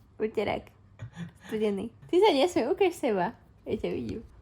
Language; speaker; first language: Slovak; native; Slovak